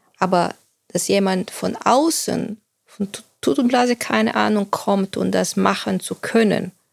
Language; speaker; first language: German; non-native, fluent; Bulgarian